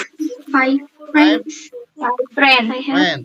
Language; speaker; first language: English; non-native, learner; Indonesian